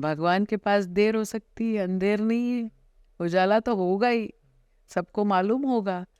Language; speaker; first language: Hindi; non-native, local second language; Marathi